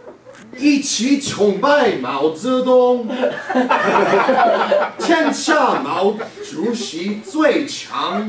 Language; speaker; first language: Chinese; non-native, learner; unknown